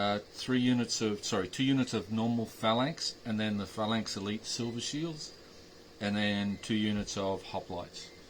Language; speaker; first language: English; native; English